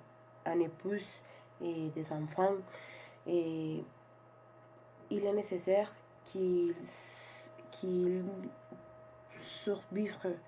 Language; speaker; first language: French; non-native, learner; Spanish